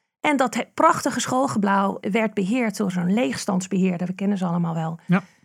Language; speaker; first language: Dutch; native; Dutch